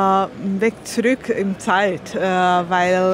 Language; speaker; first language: German; non-native, learner; Slovak